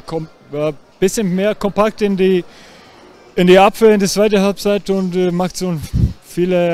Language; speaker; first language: German; non-native, learner; English